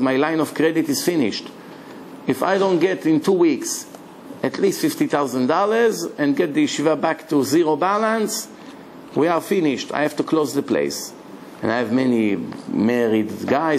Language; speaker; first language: English; non-native, fluent; Hebrew